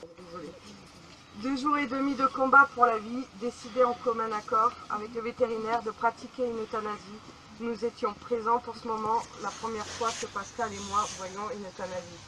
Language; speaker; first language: French; native; French